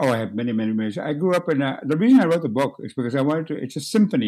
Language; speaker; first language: English; non-native, fluent; Cree